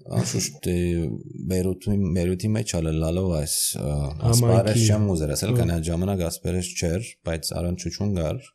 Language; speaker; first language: Armenian; early bilingual, heritage; Armenian